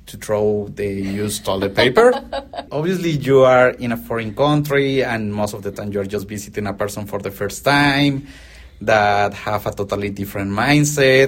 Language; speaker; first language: English; non-native, fluent; Spanish